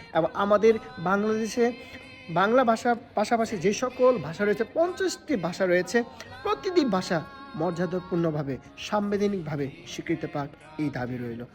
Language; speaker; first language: Bangla; non-native, local second language; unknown